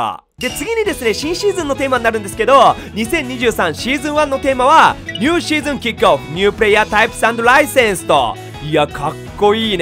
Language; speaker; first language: Japanese; native; Japanese